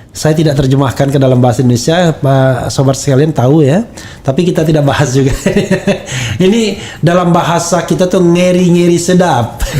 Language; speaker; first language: Indonesian; native; Indonesian